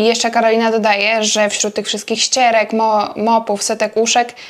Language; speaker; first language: Polish; native; Polish